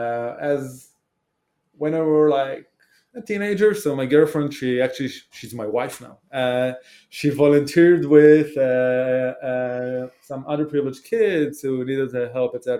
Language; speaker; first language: English; non-native, fluent; Hebrew